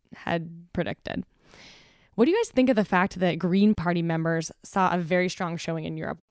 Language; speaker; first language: English; native; English